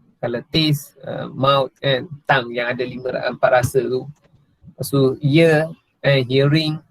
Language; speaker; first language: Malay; non-native, local second language; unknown